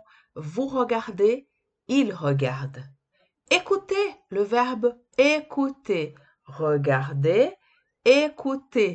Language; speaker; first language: French; non-native, fluent; Portuguese